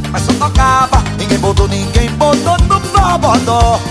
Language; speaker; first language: Portuguese; native; Portuguese